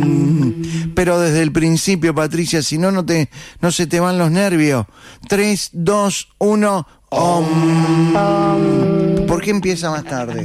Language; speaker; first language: Spanish; native; Spanish